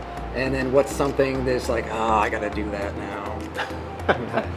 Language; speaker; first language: English; native; English